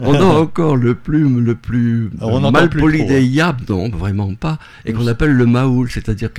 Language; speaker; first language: French; native; French